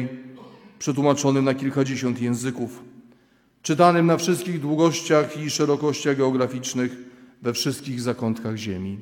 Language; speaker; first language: Polish; native; Polish